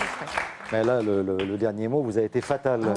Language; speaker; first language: French; native; French